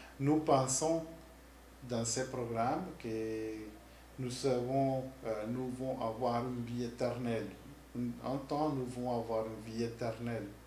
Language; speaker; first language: French; non-native, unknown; Spanish